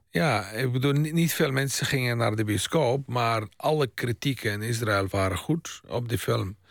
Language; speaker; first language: Dutch; non-native, fluent; Arabic